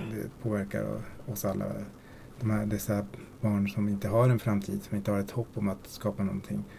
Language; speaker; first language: Swedish; early bilingual, other home language; Spanish